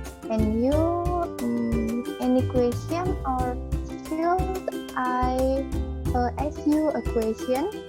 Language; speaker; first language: English; non-native, learner; Indonesian